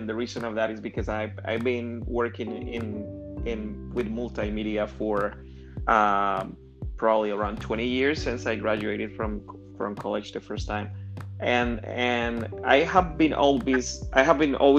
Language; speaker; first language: English; non-native, fluent; Spanish